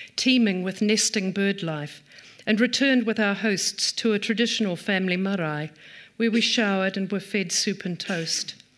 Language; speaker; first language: English; native; English